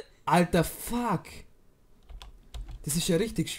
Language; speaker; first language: German; native; German